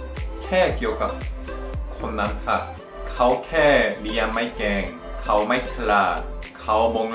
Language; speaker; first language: Thai; non-native, fluent; Korean